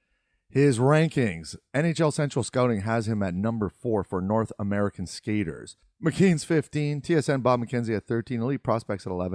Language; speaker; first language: English; native; English